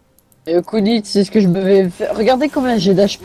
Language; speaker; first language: French; native; French